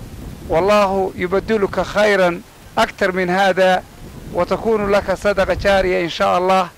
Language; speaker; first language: Arabic; non-native, learner; Somali